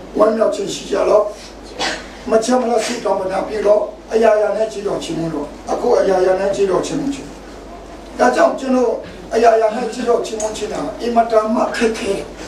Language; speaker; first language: Burmese; non-native, local second language; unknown